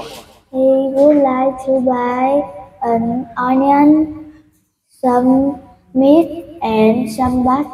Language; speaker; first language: English; non-native, learner; Vietnamese